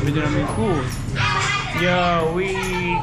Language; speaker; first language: English; non-native, learner; Japanese